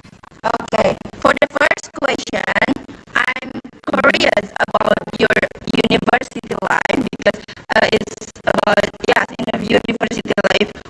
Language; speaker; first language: English; non-native, learner; Indonesian